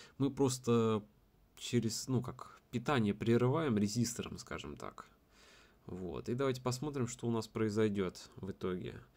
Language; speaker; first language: Russian; native; Russian